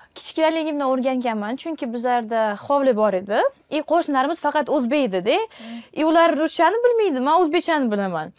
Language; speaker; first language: Uzbek; non-native, local second language; Russian